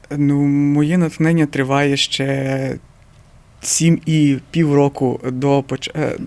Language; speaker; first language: Ukrainian; native; Ukrainian